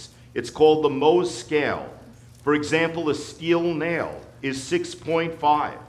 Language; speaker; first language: English; native; English